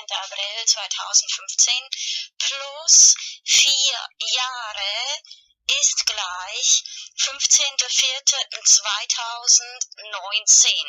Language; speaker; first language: German; non-native, fluent; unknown